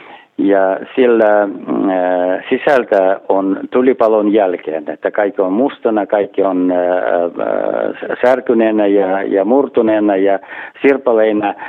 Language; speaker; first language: Finnish; non-native, fluent; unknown